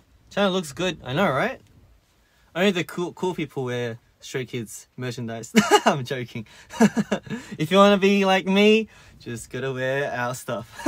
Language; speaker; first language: English; early bilingual, other home language; Korean